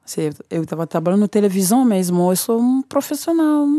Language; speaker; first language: Portuguese; non-native, local second language; French